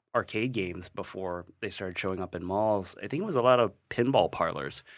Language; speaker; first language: English; native; English